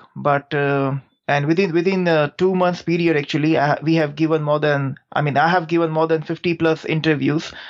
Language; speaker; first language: English; non-native, local second language; Gujarati